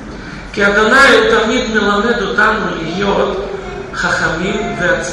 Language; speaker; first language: Hebrew; non-native, fluent; Russian